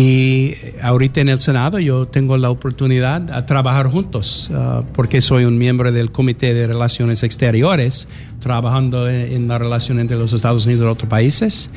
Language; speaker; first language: Spanish; non-native, learner; English